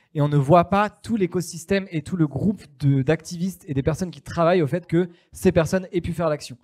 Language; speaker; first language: French; native; French